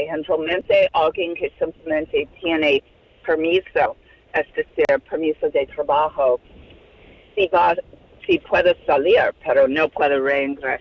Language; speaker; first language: Spanish; non-native, learner; English